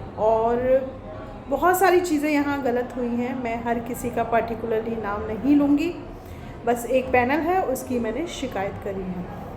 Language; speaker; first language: Hindi; native; Hindi